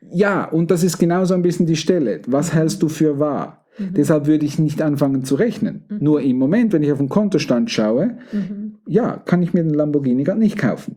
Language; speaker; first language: German; native; German